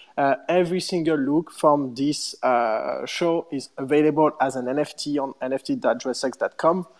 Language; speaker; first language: English; non-native, fluent; French